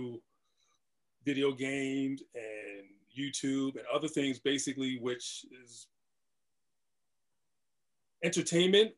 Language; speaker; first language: English; native; English